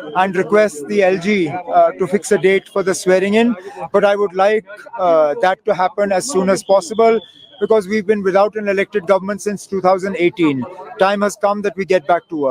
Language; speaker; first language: English; non-native, local second language; Kashmiri